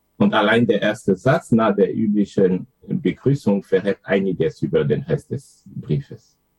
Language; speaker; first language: German; non-native, fluent; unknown